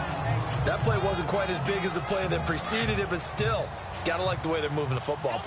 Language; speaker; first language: English; native; English